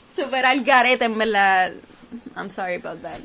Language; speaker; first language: Spanish; early bilingual, heritage; Spanish